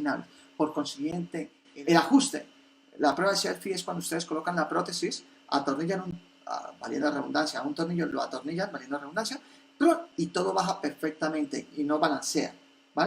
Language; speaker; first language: Spanish; native; Spanish